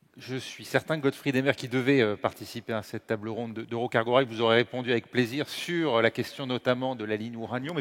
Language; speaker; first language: French; native; French